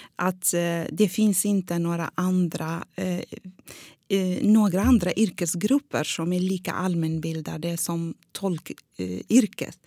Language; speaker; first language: Swedish; non-native, fluent; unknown